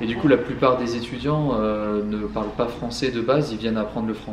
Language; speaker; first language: French; native; French